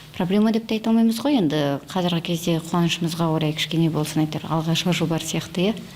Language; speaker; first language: Kazakh; native; Kazakh